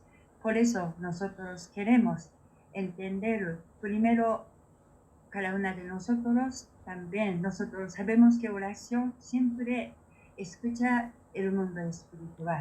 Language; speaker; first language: Spanish; non-native, learner; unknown